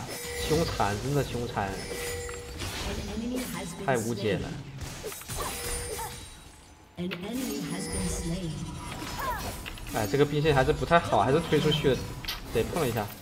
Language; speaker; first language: Chinese; native; Chinese